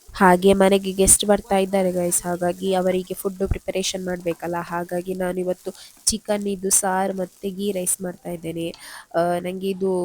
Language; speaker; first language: Kannada; non-native, local second language; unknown